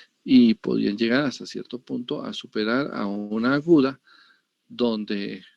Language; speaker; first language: Spanish; native; Spanish